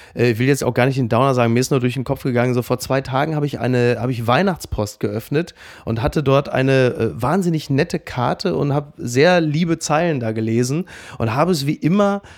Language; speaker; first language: German; native; German